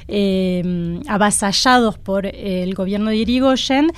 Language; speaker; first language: Spanish; non-native, fluent; French